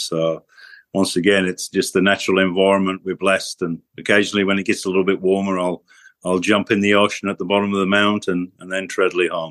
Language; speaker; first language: English; native; English